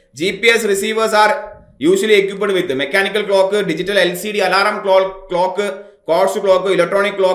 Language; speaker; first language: English; non-native, local second language; Malayalam